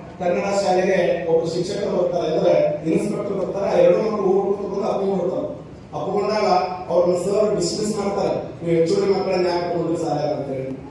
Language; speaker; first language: Kannada; native; Kannada